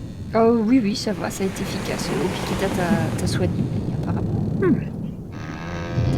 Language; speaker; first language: French; native; French